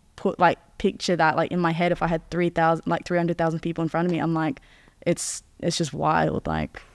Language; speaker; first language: English; native; English